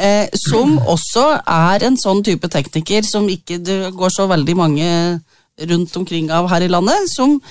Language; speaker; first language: Norwegian; native; Norwegian